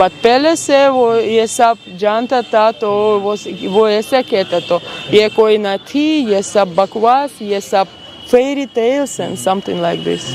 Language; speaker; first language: Hindi; non-native, learner; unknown